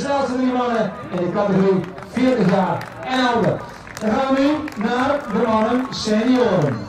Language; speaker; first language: Dutch; native; Dutch